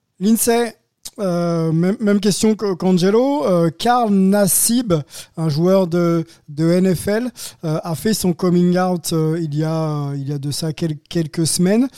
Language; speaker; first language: French; native; French